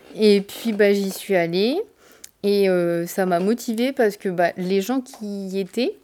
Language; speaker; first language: French; native; French